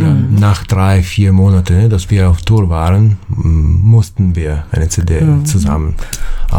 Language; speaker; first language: German; non-native, fluent; Italian